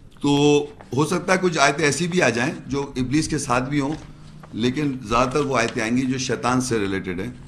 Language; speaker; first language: Urdu; native; Urdu